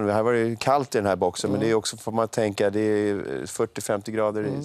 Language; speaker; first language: Swedish; native; Swedish